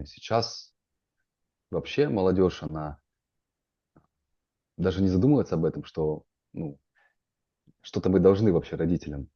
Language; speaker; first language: Russian; native; Russian